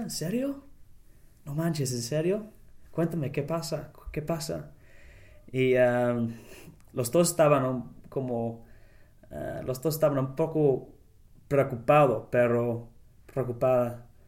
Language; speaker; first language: Spanish; non-native, learner; English